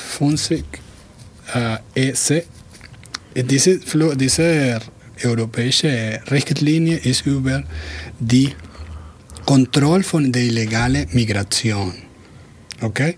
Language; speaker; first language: German; non-native, fluent; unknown